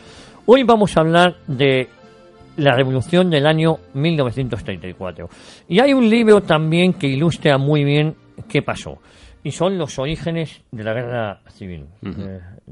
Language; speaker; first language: Spanish; native; Spanish